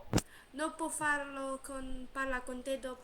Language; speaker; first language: Italian; non-native, learner; Romanian